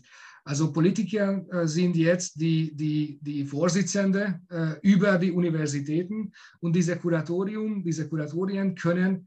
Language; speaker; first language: German; non-native, fluent; Hungarian